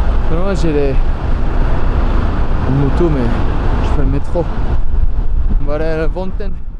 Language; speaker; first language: French; non-native, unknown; Japanese